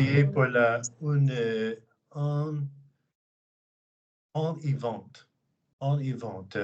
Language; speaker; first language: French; non-native, learner; English